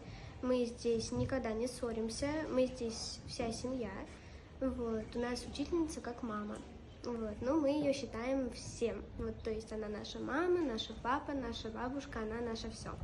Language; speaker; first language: Russian; non-native, local second language; Uzbek